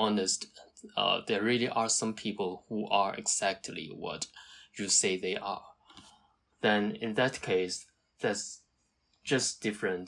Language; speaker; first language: English; non-native, local second language; Cantonese